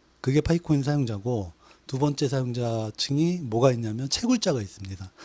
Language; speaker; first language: Korean; native; Korean